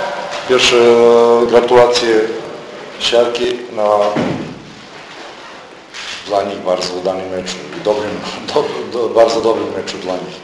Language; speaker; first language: Polish; non-native, fluent; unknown